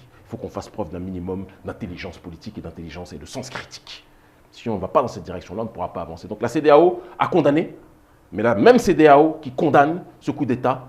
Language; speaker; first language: French; native; French